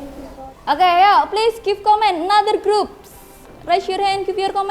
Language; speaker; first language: English; non-native, learner; Indonesian